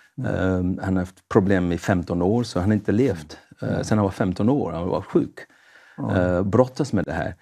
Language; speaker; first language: Swedish; non-native, fluent; English